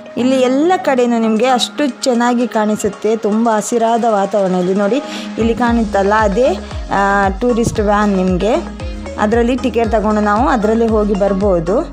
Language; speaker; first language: Kannada; non-native, local second language; Tulu